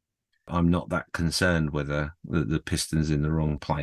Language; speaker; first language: English; native; English